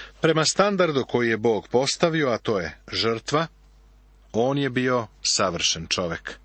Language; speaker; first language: Serbian; native; Serbian